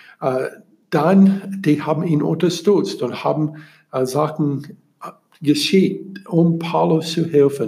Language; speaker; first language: German; non-native, learner; English